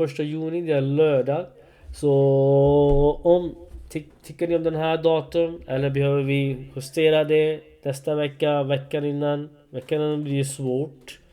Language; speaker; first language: Swedish; non-native, learner; Urdu